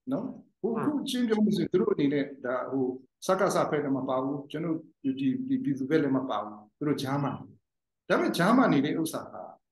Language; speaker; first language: Burmese; non-native, local second language; Hakha Chin